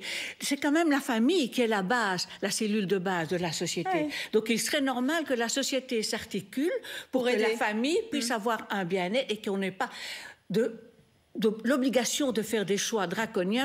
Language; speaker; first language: French; native; French